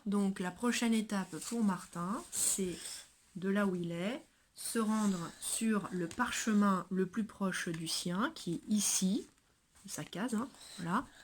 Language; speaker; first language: French; native; French